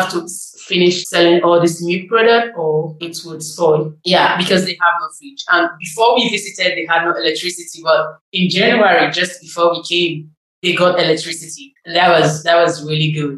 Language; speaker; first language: English; non-native, local second language; Igbo